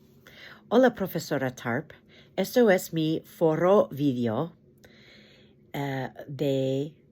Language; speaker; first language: Spanish; non-native, fluent; English